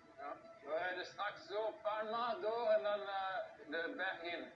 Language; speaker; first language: Dutch; non-native, local second language; French